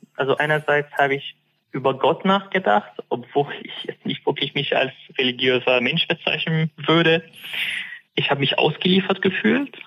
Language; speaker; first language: German; non-native, fluent; Arabic